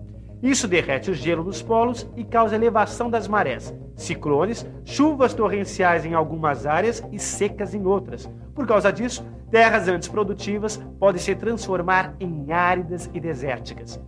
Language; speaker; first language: Portuguese; native; Portuguese